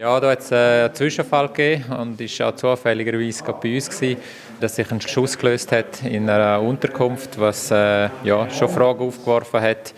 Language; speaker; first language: German; native; German